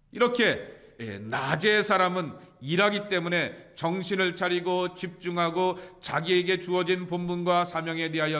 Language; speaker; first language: Korean; native; Korean